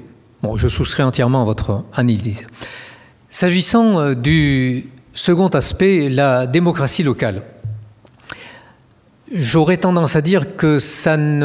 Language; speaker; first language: French; native; French